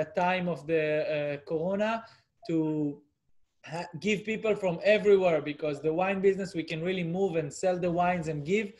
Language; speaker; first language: English; non-native, fluent; Hebrew